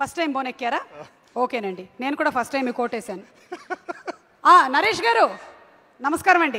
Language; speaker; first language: Telugu; native; Telugu